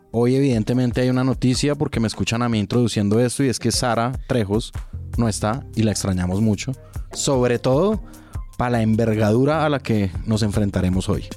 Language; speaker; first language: Spanish; native; Spanish